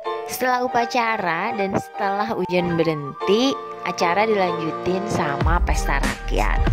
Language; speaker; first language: Indonesian; native; Indonesian